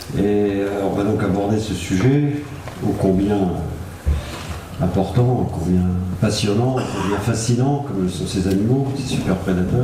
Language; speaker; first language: French; native; French